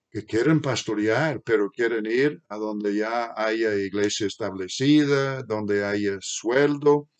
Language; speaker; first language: Spanish; non-native, fluent; English